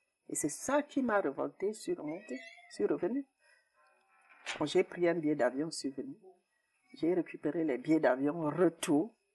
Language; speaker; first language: French; non-native, local second language; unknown